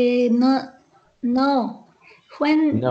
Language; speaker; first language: English; non-native, learner; Spanish